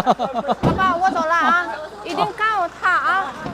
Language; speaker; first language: Chinese; non-native, learner; Indonesian